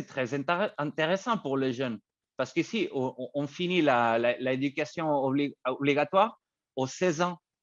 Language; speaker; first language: French; non-native, fluent; Spanish